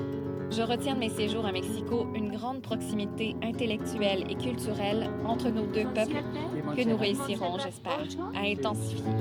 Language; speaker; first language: French; native; French